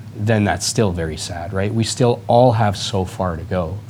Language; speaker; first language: English; native; English